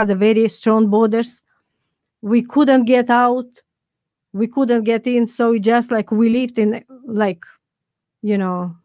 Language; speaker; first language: English; non-native, fluent; Russian